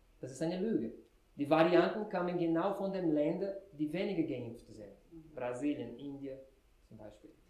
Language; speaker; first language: German; non-native, fluent; Portuguese